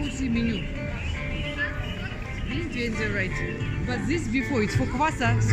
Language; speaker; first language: English; non-native, learner; Russian